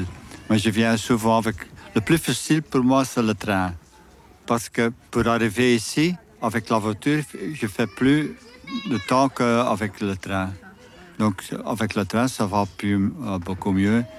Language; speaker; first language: French; non-native, local second language; Dutch